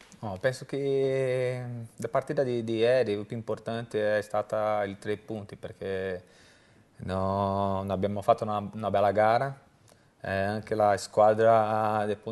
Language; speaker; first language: Italian; non-native, learner; Portuguese